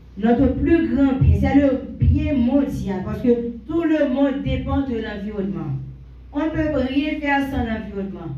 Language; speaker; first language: French; non-native, local second language; Haitian Creole